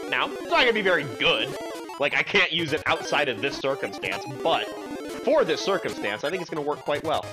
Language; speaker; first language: English; native; English